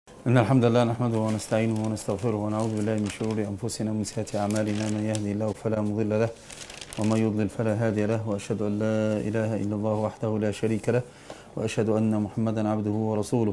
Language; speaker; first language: Arabic; native; Arabic